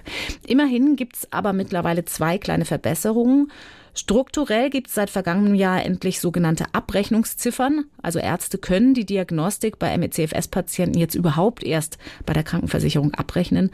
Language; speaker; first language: German; native; German